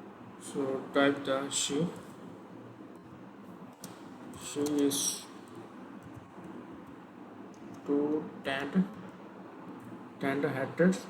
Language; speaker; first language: English; non-native, learner; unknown